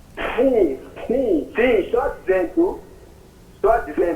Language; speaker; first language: Portuguese; non-native, local second language; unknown